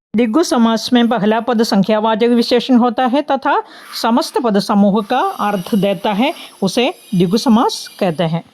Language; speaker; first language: Hindi; non-native, local second language; Malayalam